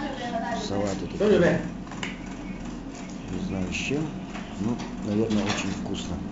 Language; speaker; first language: Russian; native; Russian